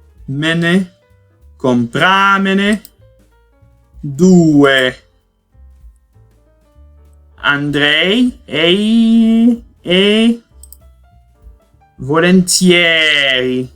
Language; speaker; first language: Italian; non-native, learner; Portuguese